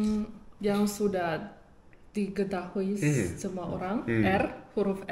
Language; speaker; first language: Indonesian; non-native, fluent; Chinese